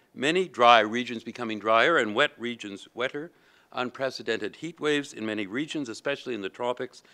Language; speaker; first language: English; native; English